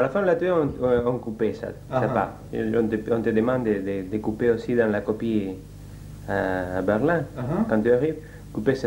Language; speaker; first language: French; non-native, learner; Spanish